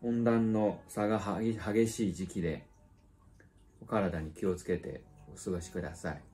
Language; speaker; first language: Japanese; non-native, fluent; Chinese